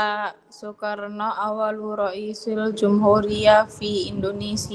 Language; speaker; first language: Arabic; non-native, learner; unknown